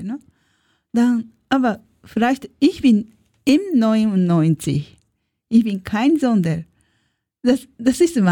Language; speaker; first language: German; non-native, learner; Japanese